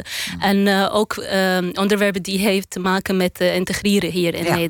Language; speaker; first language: Dutch; non-native, learner; Arabic